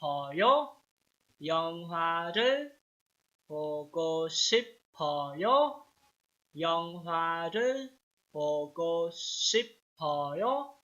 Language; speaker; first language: Korean; non-native, fluent; Hmong